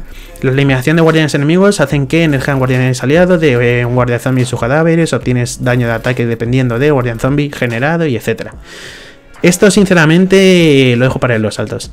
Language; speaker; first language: Spanish; native; Spanish